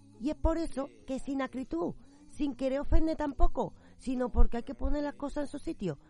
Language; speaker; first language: Spanish; native; Spanish